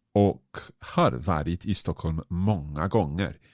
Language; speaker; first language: Swedish; non-native, learner; English